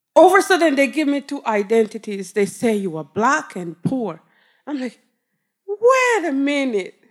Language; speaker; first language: English; non-native, local second language; Kinyarwanda